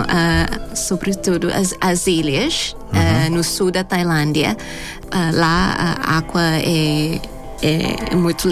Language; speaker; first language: Portuguese; non-native, fluent; Thai